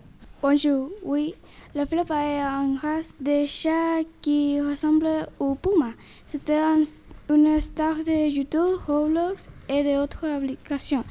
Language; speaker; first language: French; non-native, learner; Spanish